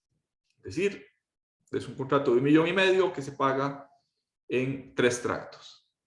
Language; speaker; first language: Spanish; native; Spanish